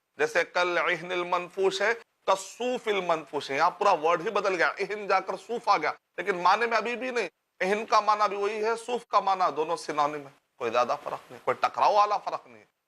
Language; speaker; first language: Urdu; native; Urdu